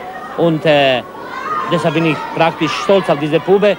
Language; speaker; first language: German; non-native, fluent; Croatian